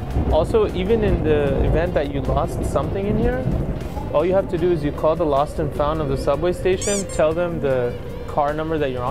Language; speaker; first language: English; native; English